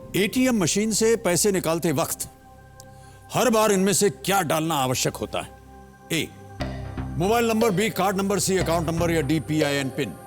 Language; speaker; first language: Hindi; native; Hindi